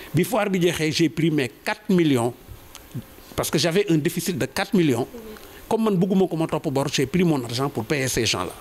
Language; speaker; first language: French; non-native, local second language; Wolof